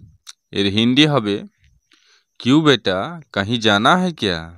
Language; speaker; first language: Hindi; non-native, learner; Bangla